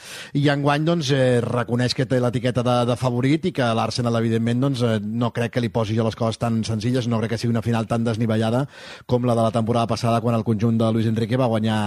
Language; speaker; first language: Catalan; native; Catalan